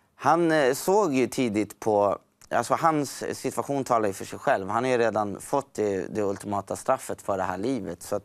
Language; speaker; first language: Swedish; native; Swedish